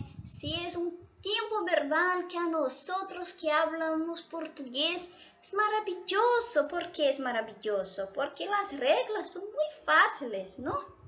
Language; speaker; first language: Spanish; non-native, fluent; Portuguese